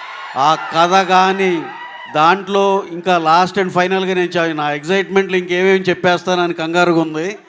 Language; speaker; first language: Telugu; native; Telugu